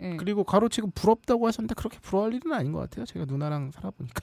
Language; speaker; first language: Korean; native; Korean